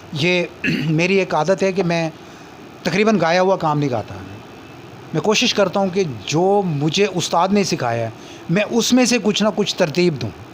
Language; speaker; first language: Urdu; non-native, local second language; Punjabi